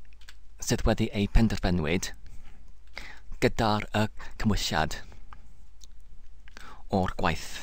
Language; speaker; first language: Welsh; non-native, learner; English